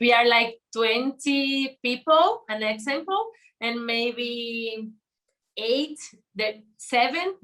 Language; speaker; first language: English; non-native, learner; Portuguese